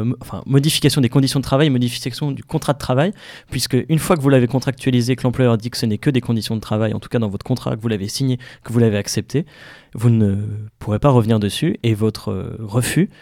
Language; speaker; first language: French; native; French